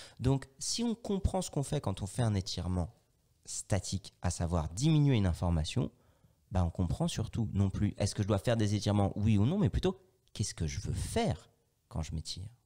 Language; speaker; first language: French; native; French